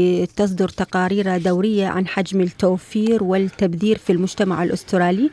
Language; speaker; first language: Arabic; native; Arabic